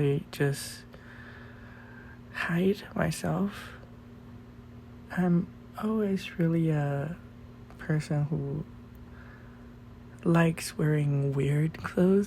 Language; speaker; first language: English; non-native, fluent; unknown